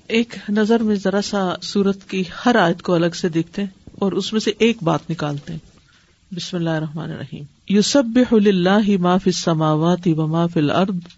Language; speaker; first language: Urdu; native; Urdu